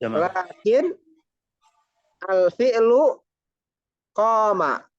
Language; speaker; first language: Arabic; non-native, fluent; Indonesian